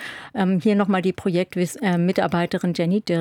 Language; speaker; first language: German; native; German